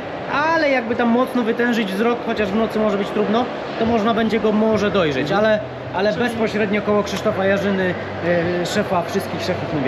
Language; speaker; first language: Polish; native; Polish